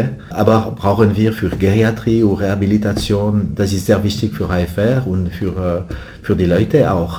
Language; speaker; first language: German; non-native, learner; French